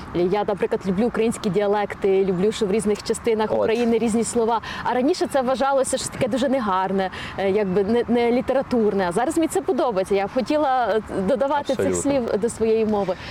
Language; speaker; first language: Ukrainian; native; Ukrainian